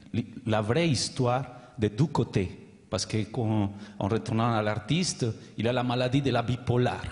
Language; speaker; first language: French; non-native, learner; Spanish